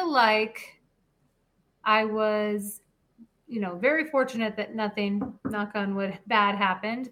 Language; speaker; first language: English; native; English